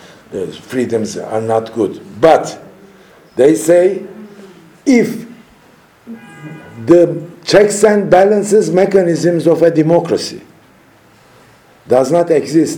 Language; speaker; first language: English; non-native, fluent; Turkish